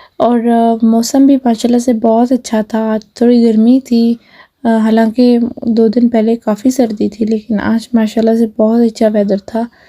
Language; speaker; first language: Urdu; native; Urdu